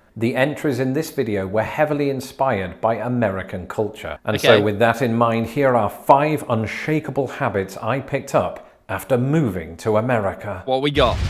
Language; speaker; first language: English; native; English